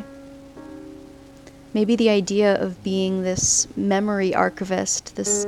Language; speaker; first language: English; native; English